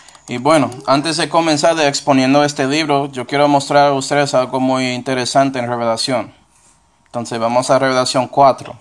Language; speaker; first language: Spanish; non-native, fluent; English